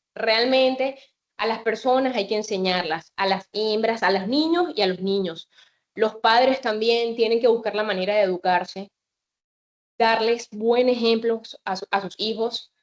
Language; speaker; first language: Spanish; native; Spanish